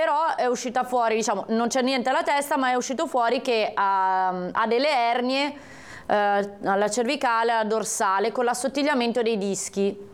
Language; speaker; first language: Italian; native; Italian